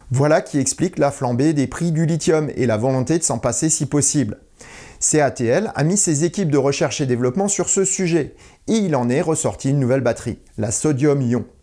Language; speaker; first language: French; native; French